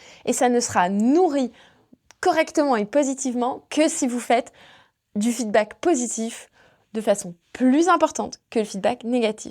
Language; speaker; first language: French; native; French